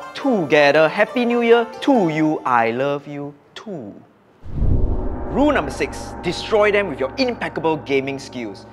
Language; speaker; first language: English; native; English